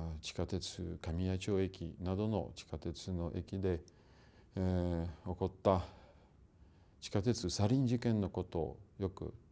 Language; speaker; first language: Japanese; non-native, fluent; Russian